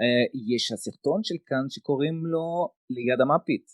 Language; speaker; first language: Hebrew; non-native, fluent; French